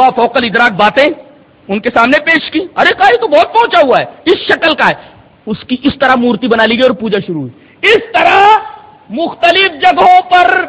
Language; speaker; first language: Urdu; native; Urdu